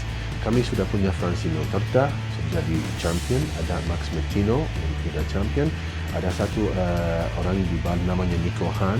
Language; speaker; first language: Indonesian; non-native, fluent; English